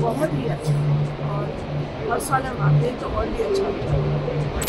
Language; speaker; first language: Hindi; non-native, learner; English